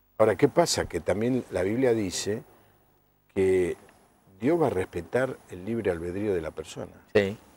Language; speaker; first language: Spanish; native; Spanish